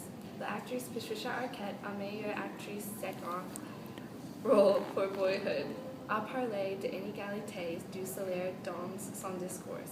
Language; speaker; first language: French; non-native, learner; English